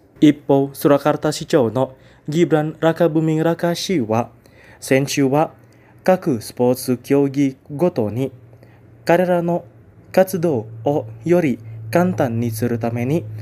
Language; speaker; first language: Japanese; non-native, fluent; Indonesian